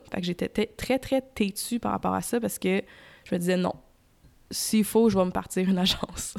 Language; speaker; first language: French; native; French